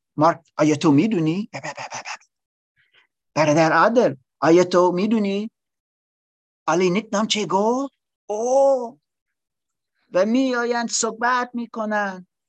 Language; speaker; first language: Persian; non-native, learner; English